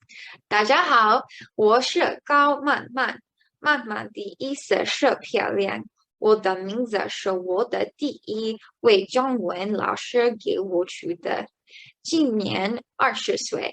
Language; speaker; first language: Chinese; non-native, learner; English